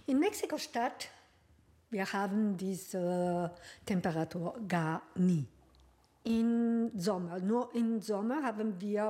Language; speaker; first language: German; non-native, learner; Spanish